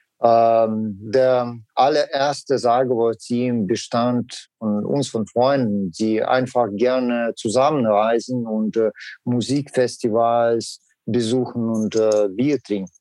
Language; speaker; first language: German; non-native, learner; Russian